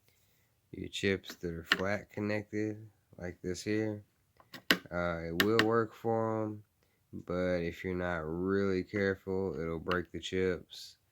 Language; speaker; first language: English; native; English